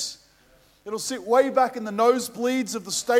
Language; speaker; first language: English; native; English